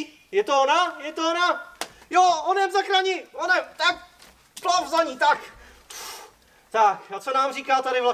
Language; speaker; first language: Czech; native; Czech